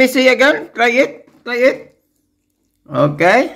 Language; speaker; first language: English; non-native, local second language; Filipino